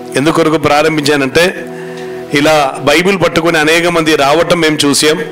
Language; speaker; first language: Telugu; non-native, fluent; Malayalam